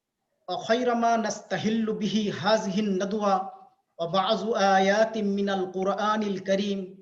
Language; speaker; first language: Arabic; non-native, fluent; Bangla